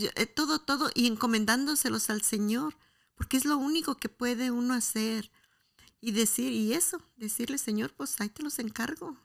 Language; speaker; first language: Spanish; native; Spanish